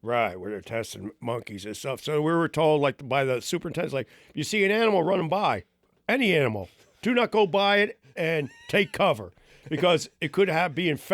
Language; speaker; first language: English; native; English